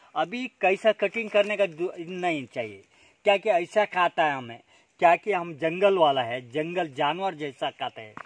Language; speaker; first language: Hindi; non-native, local second language; Kannada